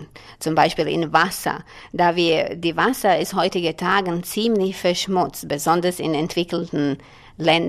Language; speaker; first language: German; non-native, fluent; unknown